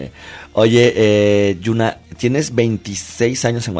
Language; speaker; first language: Spanish; native; Spanish